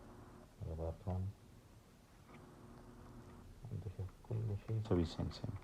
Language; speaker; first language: Arabic; non-native, learner; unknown